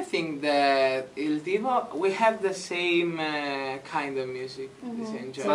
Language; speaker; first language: English; non-native, learner; Italian